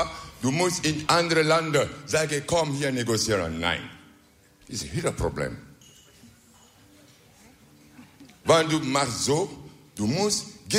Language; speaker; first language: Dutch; non-native, learner; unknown